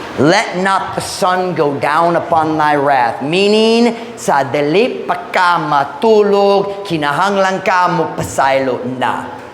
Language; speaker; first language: Cebuano; non-native, fluent; English